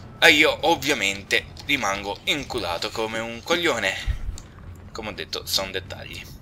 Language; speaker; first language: Italian; native; Italian